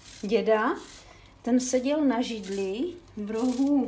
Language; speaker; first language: Czech; native; Czech